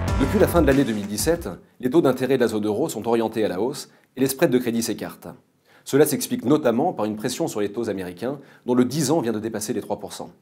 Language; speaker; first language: French; native; French